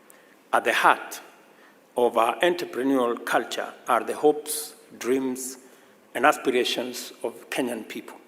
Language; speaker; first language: English; non-native, local second language; Swahili